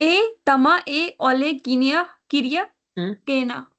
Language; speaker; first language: Finnish; non-native, learner; Urdu